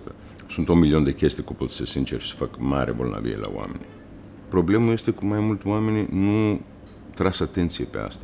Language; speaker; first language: Romanian; non-native, learner; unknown